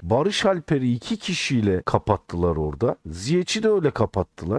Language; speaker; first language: Turkish; native; Turkish